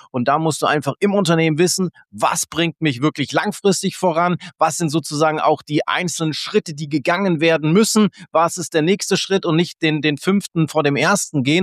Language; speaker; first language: German; native; German